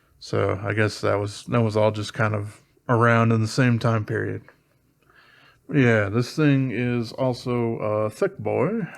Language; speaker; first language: English; native; English